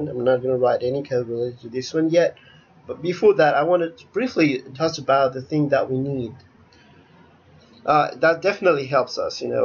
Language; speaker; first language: English; non-native, fluent; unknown